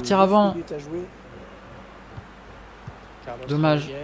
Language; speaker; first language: French; native; French